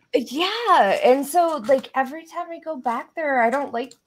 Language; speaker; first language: English; native; English